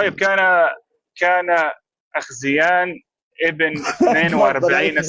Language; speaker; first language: Arabic; native; Arabic